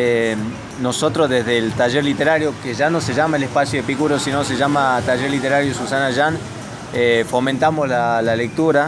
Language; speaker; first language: Spanish; native; Spanish